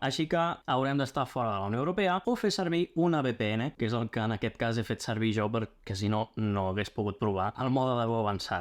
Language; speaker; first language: Catalan; native; Catalan